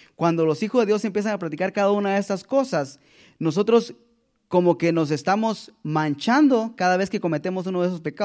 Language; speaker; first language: Spanish; native; Spanish